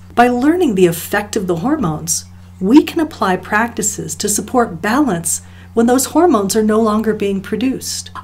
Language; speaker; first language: English; native; English